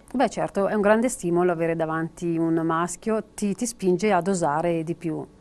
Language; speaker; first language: Italian; native; Italian